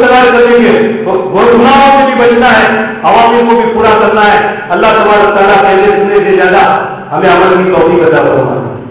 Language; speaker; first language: Urdu; non-native, local second language; Gujarati